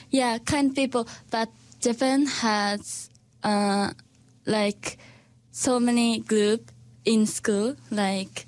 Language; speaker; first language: English; non-native, learner; Japanese